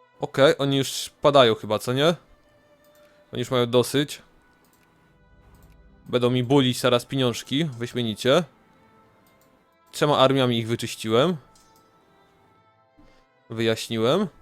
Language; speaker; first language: Polish; native; Polish